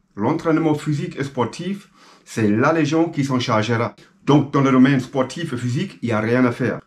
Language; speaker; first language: French; non-native, fluent; German